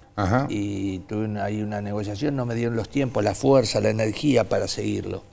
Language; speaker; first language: Spanish; native; Spanish